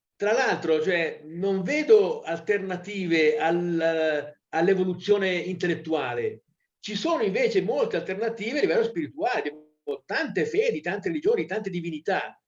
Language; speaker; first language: Italian; native; Italian